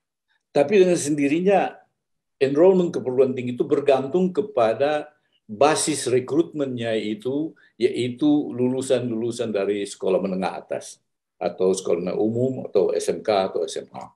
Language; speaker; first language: Malay; native; Malay